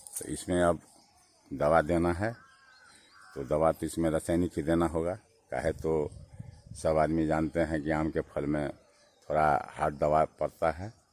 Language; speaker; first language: Hindi; non-native, local second language; Maithili